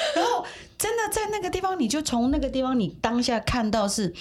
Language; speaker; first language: Chinese; native; Chinese